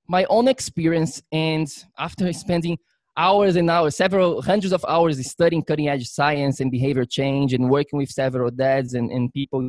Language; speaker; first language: English; non-native, fluent; Portuguese